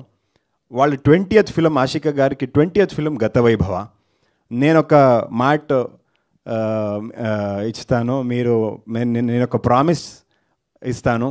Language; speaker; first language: Telugu; non-native, learner; Kannada